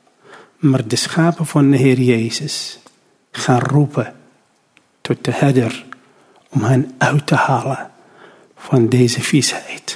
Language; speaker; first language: Dutch; non-native, learner; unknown